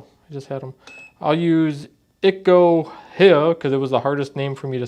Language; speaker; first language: English; native; English